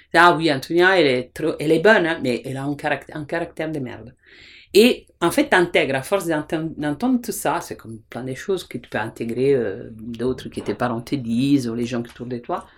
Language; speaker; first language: French; non-native, fluent; Italian